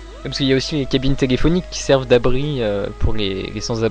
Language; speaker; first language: French; native; French